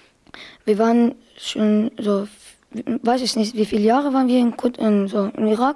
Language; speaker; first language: German; early bilingual, other home language; Arabic